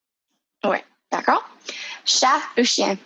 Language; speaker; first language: French; non-native, fluent; English